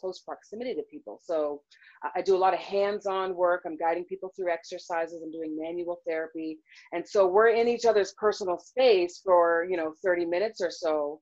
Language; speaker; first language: English; native; English